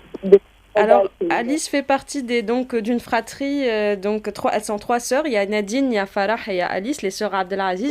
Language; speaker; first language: French; non-native, local second language; Arabic